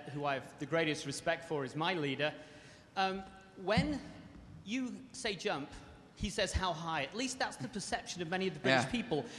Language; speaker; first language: English; native; English